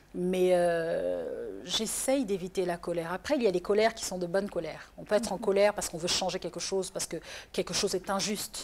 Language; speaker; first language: French; native; French